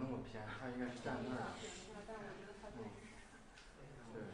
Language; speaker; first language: Chinese; native; Chinese